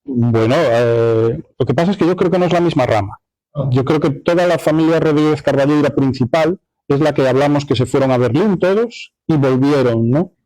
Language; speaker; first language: Spanish; non-native, local second language; Galician